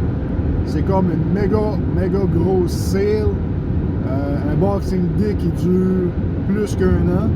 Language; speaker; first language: French; native; French